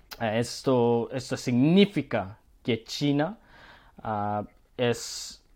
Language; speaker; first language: Spanish; non-native, learner; Korean